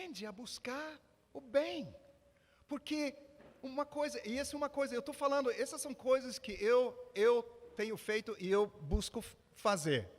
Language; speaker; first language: Portuguese; non-native, fluent; English